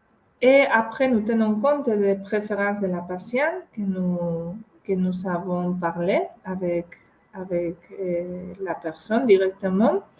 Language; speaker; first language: French; non-native, fluent; Spanish